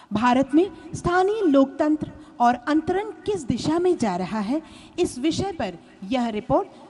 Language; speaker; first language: Hindi; native; Hindi